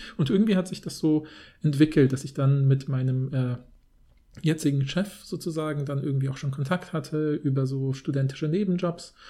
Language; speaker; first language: German; native; German